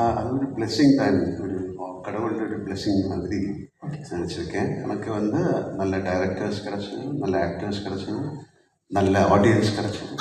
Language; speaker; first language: Tamil; non-native, learner; Malayalam